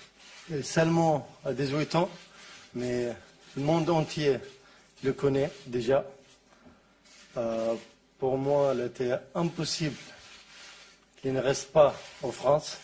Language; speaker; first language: French; non-native, learner; Arabic